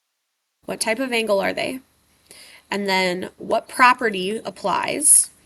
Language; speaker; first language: English; native; English